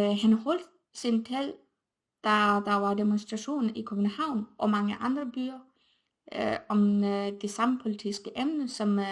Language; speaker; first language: Danish; non-native, fluent; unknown